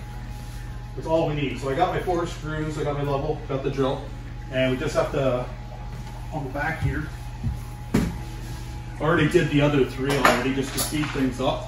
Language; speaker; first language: English; native; English